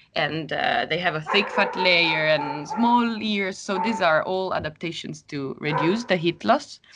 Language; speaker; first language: English; non-native, fluent; Italian